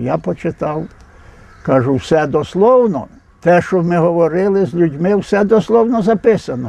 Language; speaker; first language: Ukrainian; native; Ukrainian